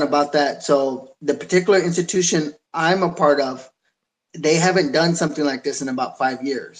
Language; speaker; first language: English; native; English